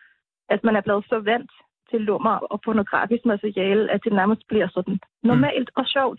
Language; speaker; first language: Danish; native; Danish